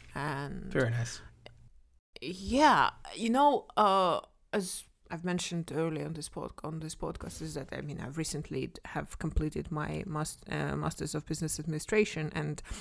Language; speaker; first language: English; non-native, fluent; Kazakh